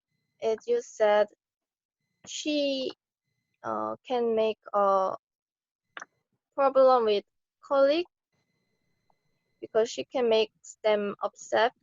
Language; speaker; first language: English; non-native, learner; Korean